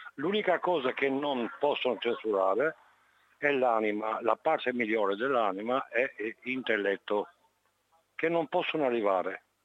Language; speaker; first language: Italian; non-native, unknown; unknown